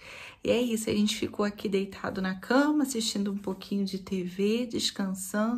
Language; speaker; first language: Portuguese; native; Portuguese